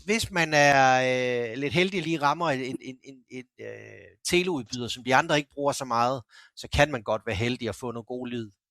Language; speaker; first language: Danish; native; Danish